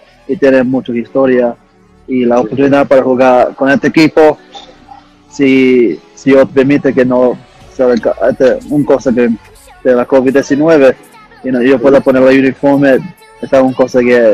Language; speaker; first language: Spanish; early bilingual, heritage; English